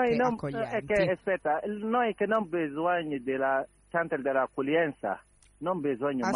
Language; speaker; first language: Italian; non-native, learner; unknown